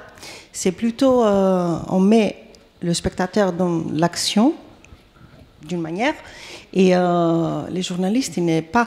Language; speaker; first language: French; non-native, fluent; Greek